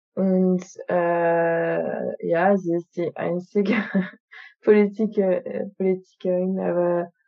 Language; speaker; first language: German; non-native, fluent; French